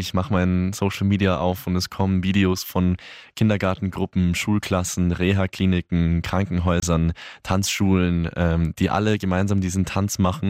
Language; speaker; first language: German; native; German